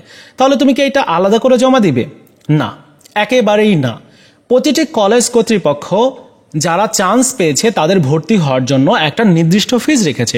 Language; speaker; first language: Bangla; native; Bangla